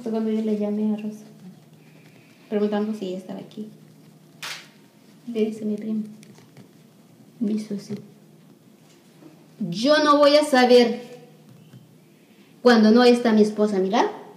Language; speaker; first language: Spanish; native; Spanish